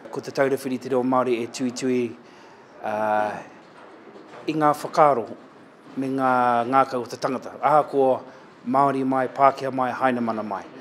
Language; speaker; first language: Māori; native; Māori